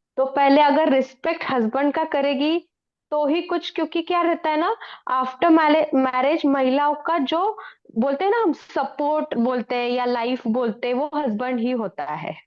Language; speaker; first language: Hindi; non-native, local second language; Marathi